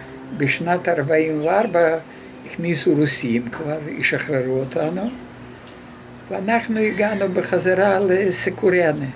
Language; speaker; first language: Hebrew; non-native, fluent; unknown